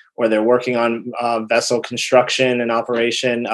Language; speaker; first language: English; native; English